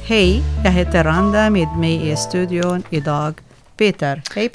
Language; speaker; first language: Swedish; non-native, learner; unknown